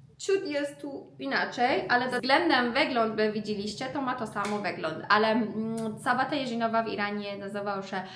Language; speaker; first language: Polish; non-native, learner; Persian